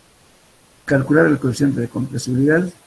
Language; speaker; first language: Spanish; native; Spanish